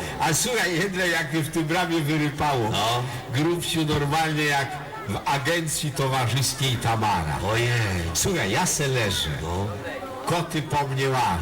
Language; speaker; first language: Polish; native; Polish